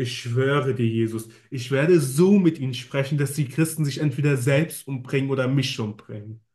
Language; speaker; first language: German; native; German